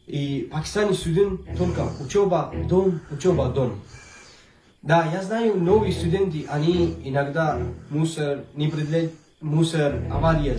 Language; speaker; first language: Russian; non-native, learner; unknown